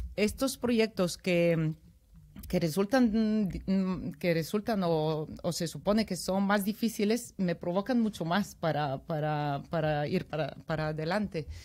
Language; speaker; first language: Spanish; non-native, fluent; Bulgarian